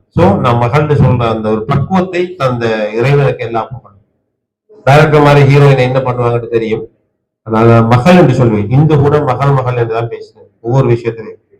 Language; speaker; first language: Tamil; native; Tamil